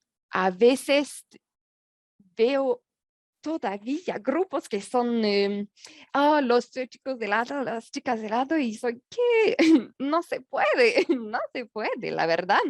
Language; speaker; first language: Spanish; non-native, learner; French